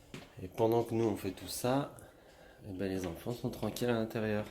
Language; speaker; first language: French; native; French